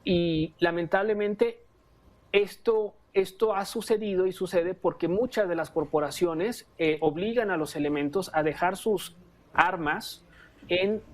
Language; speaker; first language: Spanish; native; Spanish